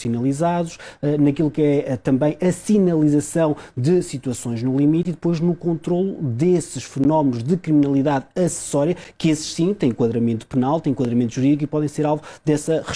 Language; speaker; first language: Portuguese; native; Portuguese